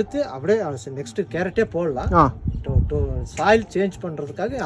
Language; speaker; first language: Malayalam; non-native, learner; Tamil